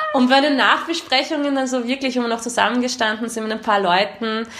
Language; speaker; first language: German; early bilingual, other home language; Hungarian